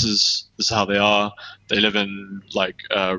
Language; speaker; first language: English; native; English